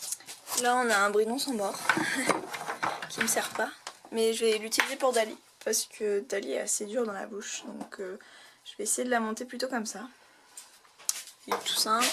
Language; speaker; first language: French; native; French